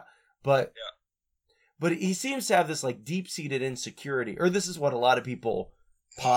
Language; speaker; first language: English; native; English